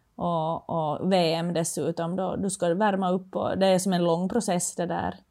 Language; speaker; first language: Swedish; native; Swedish